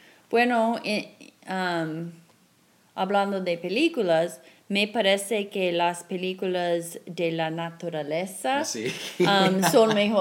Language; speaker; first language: Spanish; non-native, fluent; English